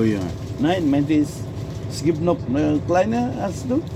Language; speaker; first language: German; non-native, learner; Filipino